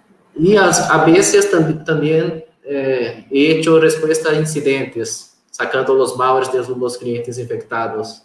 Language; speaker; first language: Spanish; non-native, fluent; Portuguese